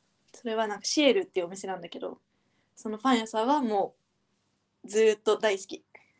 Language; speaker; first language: Japanese; native; Japanese